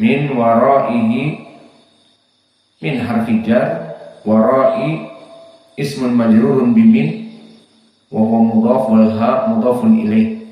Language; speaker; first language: Arabic; non-native, fluent; Indonesian